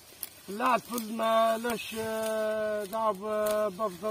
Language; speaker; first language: Arabic; native; Arabic